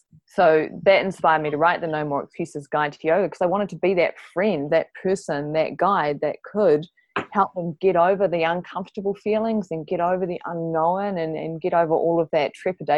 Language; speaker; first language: English; native; English